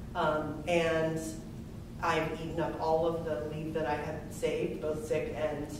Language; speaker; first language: English; native; English